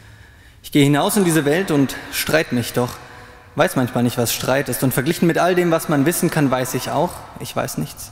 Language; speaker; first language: German; native; German